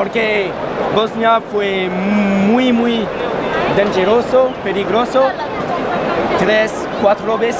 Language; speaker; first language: Spanish; non-native, learner; French